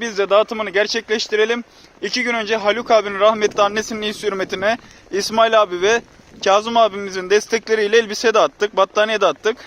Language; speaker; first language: Turkish; native; Turkish